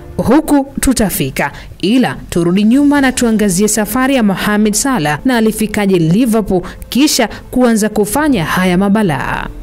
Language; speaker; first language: Swahili; native; Swahili